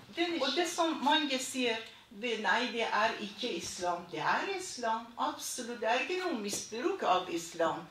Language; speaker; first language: Norwegian; non-native, fluent; Persian